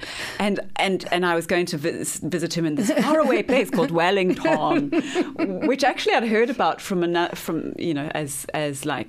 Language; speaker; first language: English; native; English